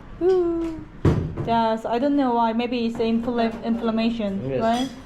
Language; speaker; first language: English; non-native, learner; Korean